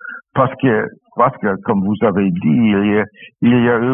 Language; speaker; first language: French; non-native, fluent; English